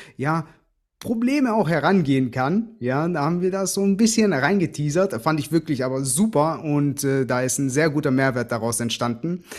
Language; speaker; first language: German; early bilingual, other home language; Greek